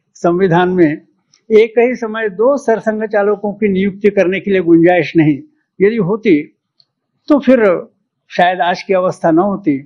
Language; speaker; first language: Hindi; non-native, local second language; Marathi